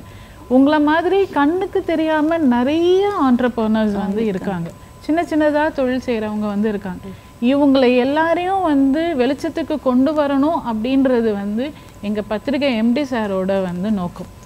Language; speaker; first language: Tamil; native; Tamil